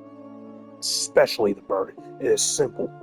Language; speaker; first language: English; native; English